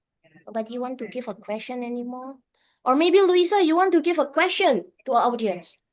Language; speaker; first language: English; non-native, fluent; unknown